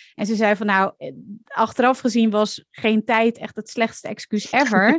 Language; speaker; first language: Dutch; native; Dutch